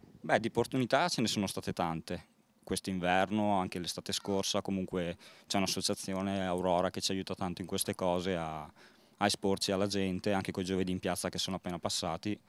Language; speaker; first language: Italian; native; Italian